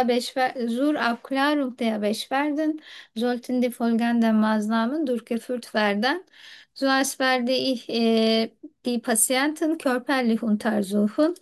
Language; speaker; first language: German; non-native, learner; Turkish